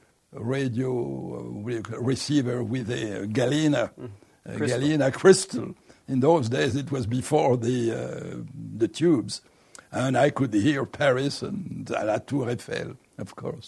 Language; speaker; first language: English; non-native, fluent; French